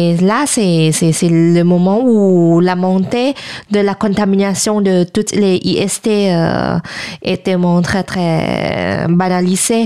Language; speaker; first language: French; non-native, fluent; Thai